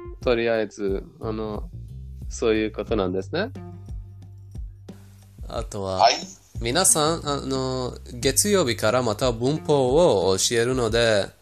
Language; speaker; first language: Japanese; non-native, fluent; Persian